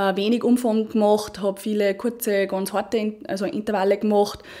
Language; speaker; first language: German; native; German